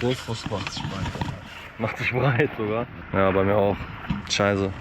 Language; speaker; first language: German; native; German